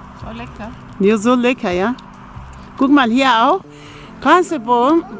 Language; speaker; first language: German; non-native, learner; Turkish